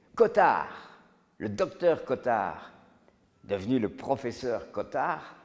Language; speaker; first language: French; native; French